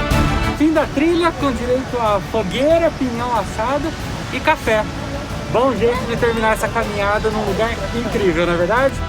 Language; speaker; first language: Portuguese; native; Portuguese